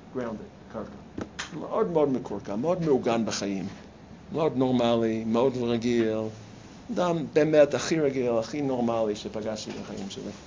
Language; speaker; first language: Hebrew; non-native, fluent; English